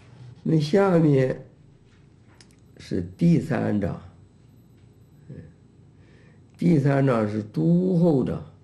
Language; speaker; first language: Chinese; native; Chinese